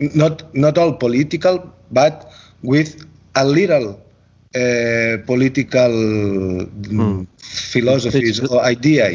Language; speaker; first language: English; non-native, learner; Catalan